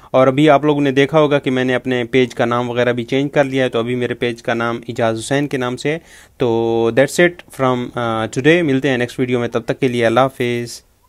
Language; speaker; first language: Urdu; native; Urdu